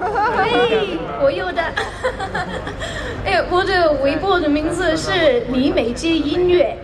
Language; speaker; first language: Chinese; non-native, fluent; English